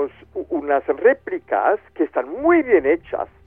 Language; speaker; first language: Spanish; non-native, fluent; French